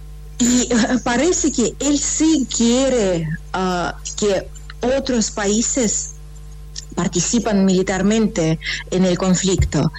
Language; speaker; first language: Spanish; non-native, fluent; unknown